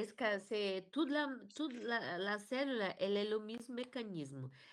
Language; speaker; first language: French; non-native, learner; Portuguese